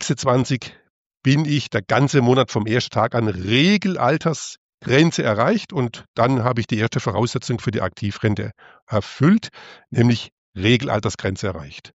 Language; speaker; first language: German; native; German